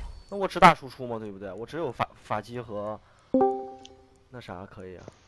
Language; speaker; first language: Chinese; native; Chinese